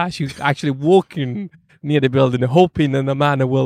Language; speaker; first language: English; non-native, fluent; Italian